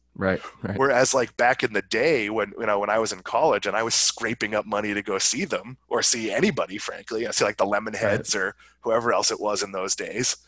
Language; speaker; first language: English; native; English